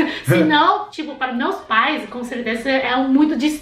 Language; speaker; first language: Portuguese; non-native, fluent; Chinese